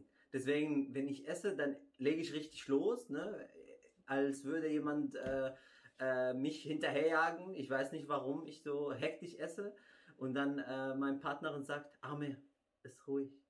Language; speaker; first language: German; non-native, fluent; Arabic